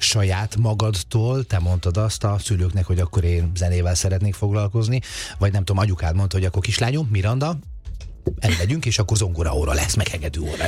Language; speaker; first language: Hungarian; native; Hungarian